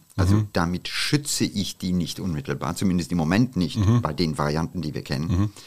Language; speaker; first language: German; non-native, fluent; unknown